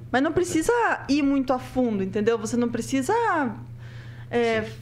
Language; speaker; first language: Portuguese; native; Portuguese